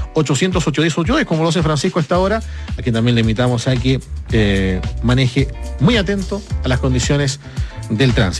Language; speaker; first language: Spanish; native; Spanish